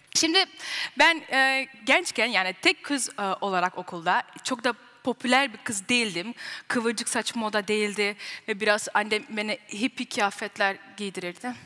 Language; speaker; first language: Turkish; early bilingual, heritage; Turkish